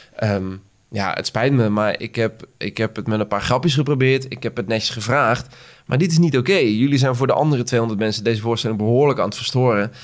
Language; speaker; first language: Dutch; native; Dutch